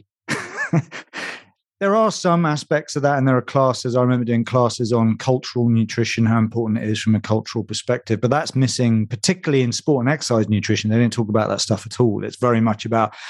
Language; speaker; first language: English; native; English